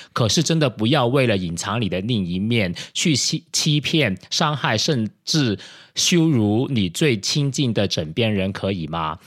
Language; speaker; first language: Chinese; non-native, local second language; Cantonese